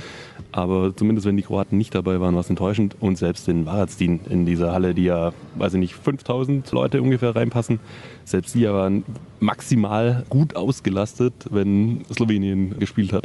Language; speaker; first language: German; native; German